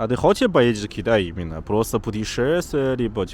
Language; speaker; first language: Russian; non-native, learner; Chinese